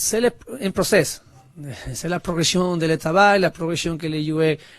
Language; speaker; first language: French; non-native, learner; Spanish